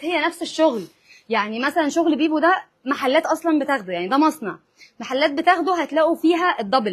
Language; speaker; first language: Arabic; native; Arabic